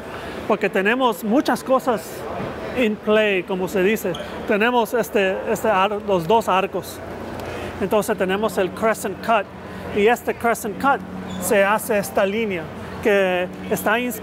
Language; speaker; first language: Spanish; early bilingual, heritage; Spanish